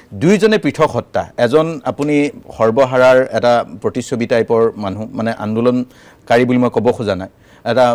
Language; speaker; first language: Assamese; native; Assamese